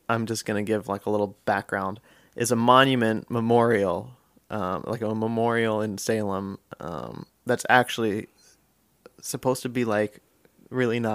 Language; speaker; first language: English; native; English